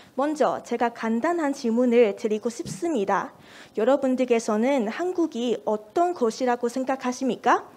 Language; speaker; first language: Korean; non-native, fluent; Cantonese